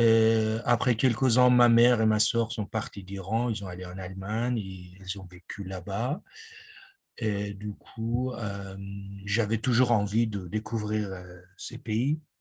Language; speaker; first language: French; non-native, fluent; Persian